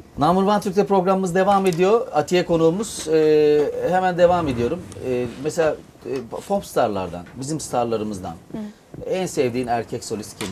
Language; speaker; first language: Turkish; native; Turkish